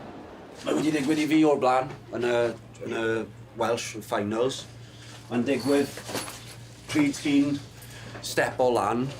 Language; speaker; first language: Welsh; non-native, local second language; English